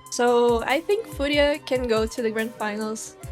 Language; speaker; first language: English; non-native, fluent; Portuguese